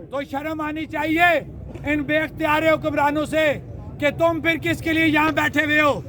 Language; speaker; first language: Urdu; non-native, local second language; Punjabi